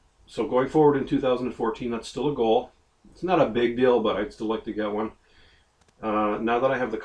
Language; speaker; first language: English; native; English